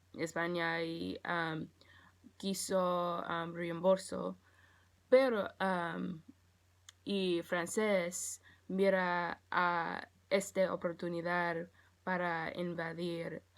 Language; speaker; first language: Spanish; non-native, learner; English